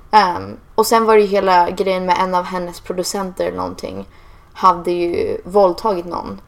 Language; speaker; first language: Swedish; native; Swedish